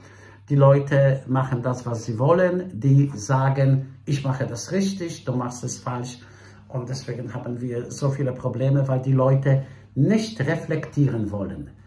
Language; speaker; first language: German; non-native, fluent; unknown